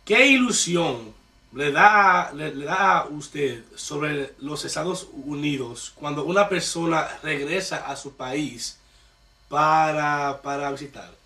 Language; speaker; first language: Spanish; early bilingual, heritage; Spanish